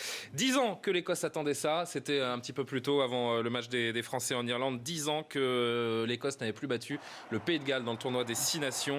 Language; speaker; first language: French; native; French